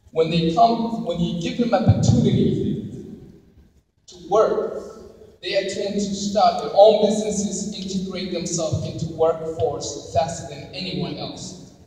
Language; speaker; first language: English; non-native, fluent; Somali